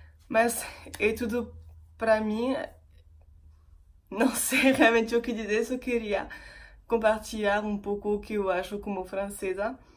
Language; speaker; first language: Portuguese; non-native, fluent; French